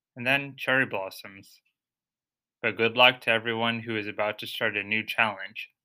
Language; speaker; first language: English; native; English